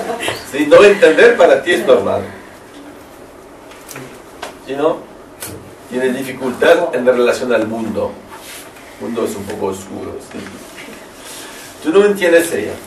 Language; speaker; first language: Spanish; non-native, learner; French